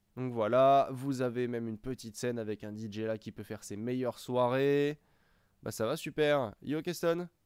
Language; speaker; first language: French; native; French